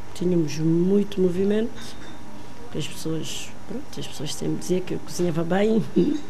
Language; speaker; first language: Portuguese; non-native, local second language; Kabuverdianu